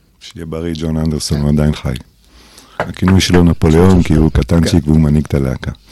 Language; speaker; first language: Hebrew; early bilingual, other home language; English